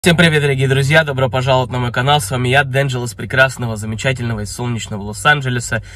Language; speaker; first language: Russian; early bilingual, heritage; Russian